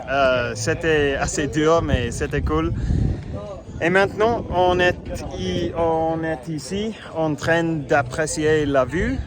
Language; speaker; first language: French; non-native, learner; English